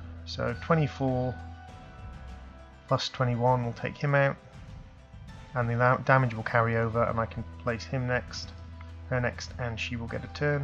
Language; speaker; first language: English; native; English